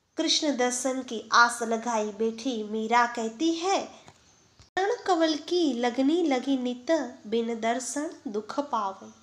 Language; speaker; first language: Hindi; non-native, local second language; Gujarati